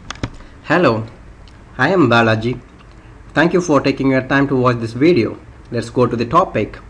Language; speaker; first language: English; non-native, local second language; Tamil